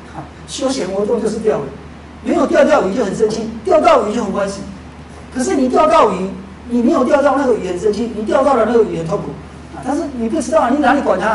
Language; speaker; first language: Chinese; native; Chinese